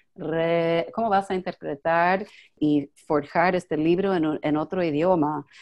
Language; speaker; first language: Spanish; non-native, fluent; English